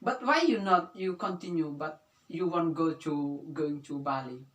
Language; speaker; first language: English; non-native, learner; Indonesian